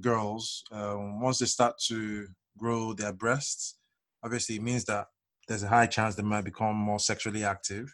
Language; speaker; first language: English; non-native, local second language; Yoruba